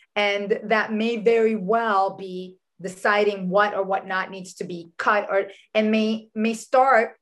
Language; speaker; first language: English; early bilingual, other home language; Spanish